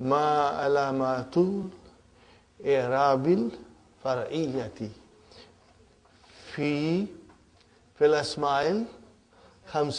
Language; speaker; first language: Arabic; non-native, fluent; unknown